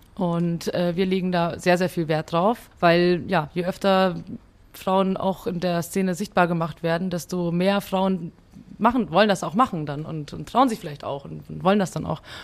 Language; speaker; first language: German; early bilingual, other home language; Hungarian